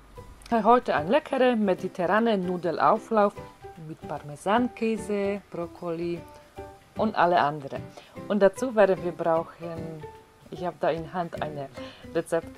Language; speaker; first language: German; non-native, fluent; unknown